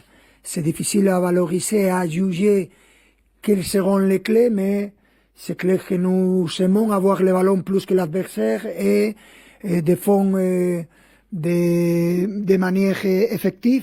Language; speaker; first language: French; non-native, fluent; Spanish